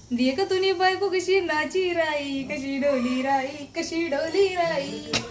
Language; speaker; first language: Marathi; non-native, local second language; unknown